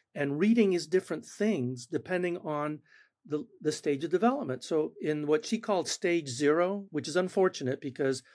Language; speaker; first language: English; non-native, fluent; Spanish